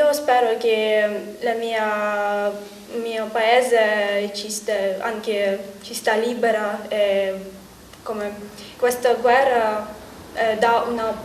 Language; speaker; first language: Italian; non-native, learner; Ukrainian